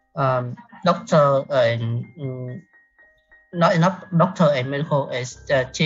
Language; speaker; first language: English; non-native, learner; Vietnamese